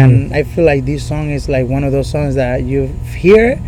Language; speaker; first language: English; non-native, fluent; Spanish